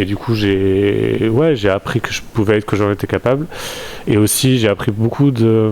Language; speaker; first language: French; native; French